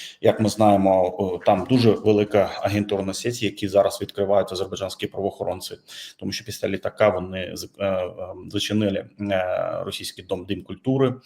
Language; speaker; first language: Ukrainian; non-native, fluent; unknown